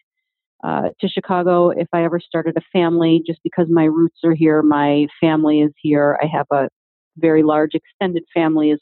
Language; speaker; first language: English; native; English